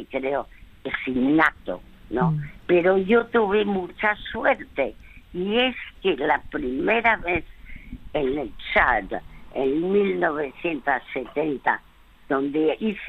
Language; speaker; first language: Spanish; early bilingual, other home language; French